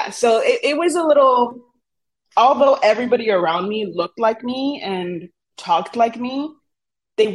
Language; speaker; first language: English; early bilingual, other home language; Spanish